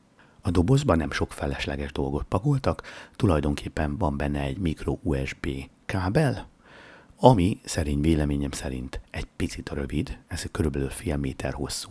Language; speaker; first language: Hungarian; native; Hungarian